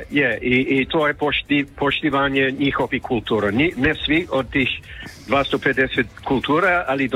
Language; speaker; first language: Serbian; early bilingual, heritage; Croatian